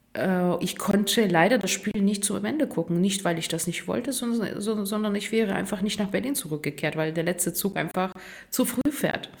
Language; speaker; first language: German; non-native, fluent; Russian